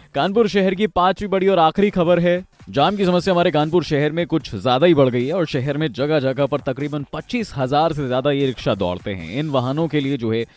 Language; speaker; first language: Hindi; native; Hindi